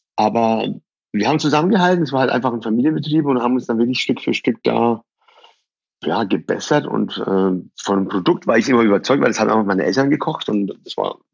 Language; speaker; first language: German; early bilingual, other home language; Persian